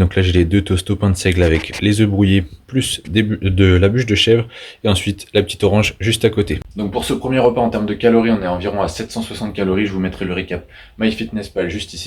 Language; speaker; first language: French; native; French